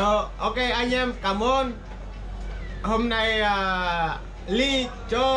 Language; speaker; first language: Vietnamese; non-native, learner; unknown